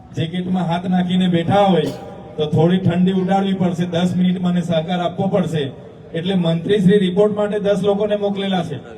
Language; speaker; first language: Gujarati; non-native, local second language; Vasavi